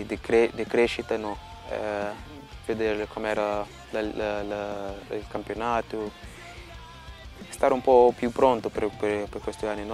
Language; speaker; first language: Italian; non-native, fluent; Portuguese